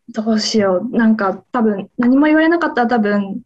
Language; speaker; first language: Japanese; native; Japanese